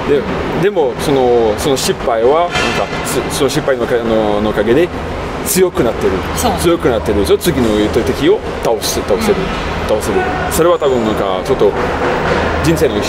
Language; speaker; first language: Japanese; non-native, fluent; French